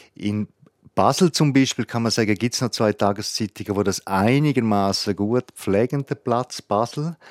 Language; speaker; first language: German; native; German